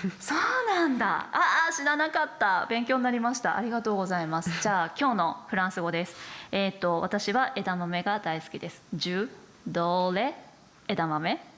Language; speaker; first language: Japanese; native; Japanese